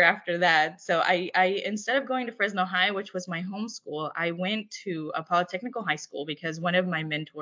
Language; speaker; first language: English; early bilingual, other home language; Spanish